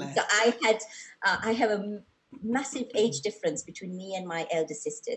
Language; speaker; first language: English; non-native, local second language; Gujarati